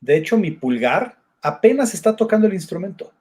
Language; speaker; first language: Spanish; native; Spanish